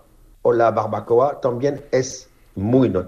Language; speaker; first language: Spanish; non-native, fluent; French